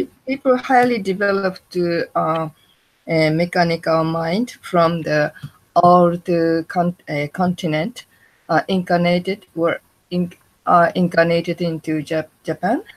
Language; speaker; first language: English; non-native, learner; Japanese